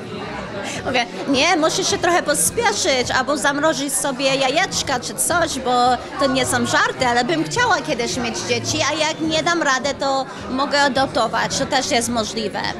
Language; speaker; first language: Polish; early bilingual, heritage; Polish